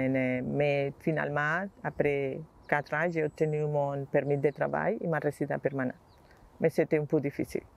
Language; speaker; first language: French; non-native, learner; Spanish